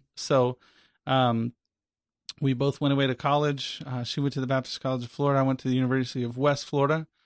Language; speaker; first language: English; native; English